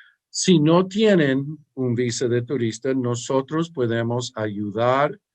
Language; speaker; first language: Spanish; early bilingual, heritage; English